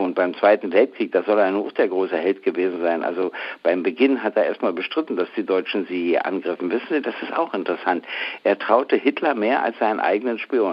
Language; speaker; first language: German; native; German